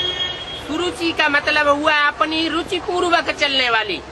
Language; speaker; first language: Hindi; native; Hindi